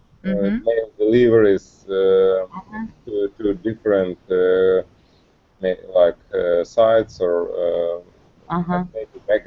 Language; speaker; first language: English; non-native, learner; Russian